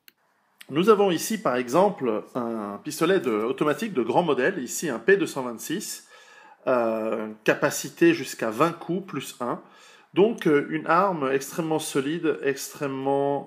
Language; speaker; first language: French; native; French